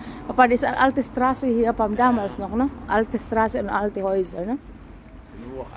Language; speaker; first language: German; non-native, learner; Filipino